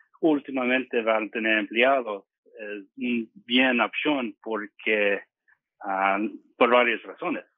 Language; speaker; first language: Spanish; non-native, fluent; English